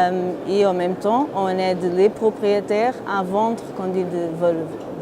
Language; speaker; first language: French; non-native, fluent; Portuguese